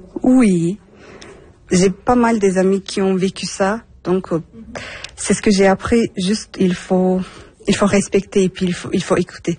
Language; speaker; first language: French; non-native, fluent; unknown